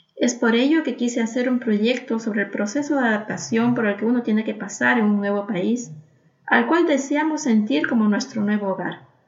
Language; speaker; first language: Spanish; native; Spanish